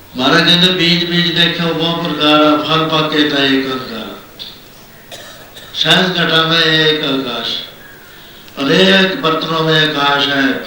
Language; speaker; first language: Hindi; non-native, local second language; Punjabi